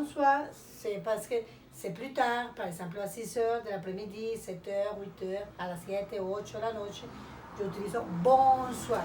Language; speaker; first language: French; non-native, fluent; Spanish